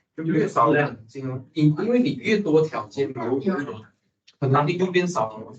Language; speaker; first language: Chinese; native; Chinese